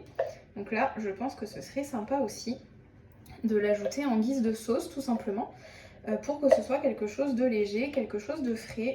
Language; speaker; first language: French; native; French